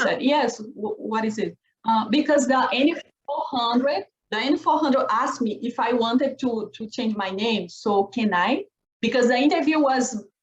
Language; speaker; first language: English; non-native, learner; Portuguese